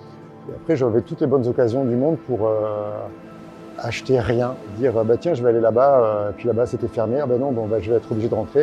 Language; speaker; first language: French; native; French